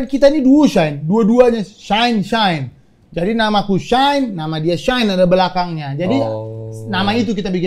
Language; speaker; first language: Indonesian; native; Indonesian